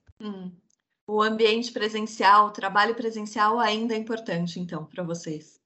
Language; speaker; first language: Portuguese; native; Portuguese